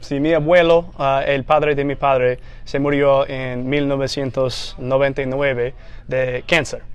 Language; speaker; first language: Spanish; non-native, fluent; English